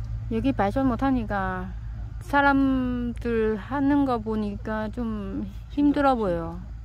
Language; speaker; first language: Korean; non-native, learner; Vietnamese